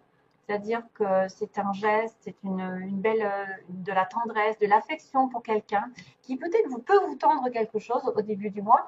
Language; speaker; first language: French; native; French